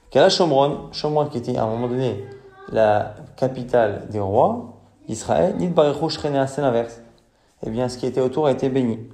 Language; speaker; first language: French; native; French